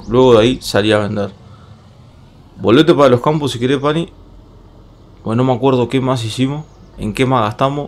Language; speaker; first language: Spanish; native; Spanish